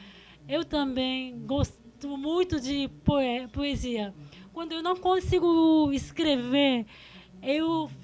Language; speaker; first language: Portuguese; non-native, fluent; Korean